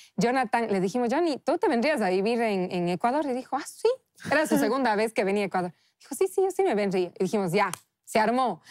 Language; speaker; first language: Spanish; native; Spanish